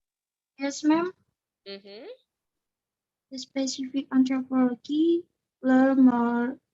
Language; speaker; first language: English; non-native, learner; Indonesian